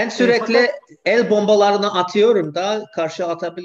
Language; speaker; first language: Turkish; non-native, fluent; English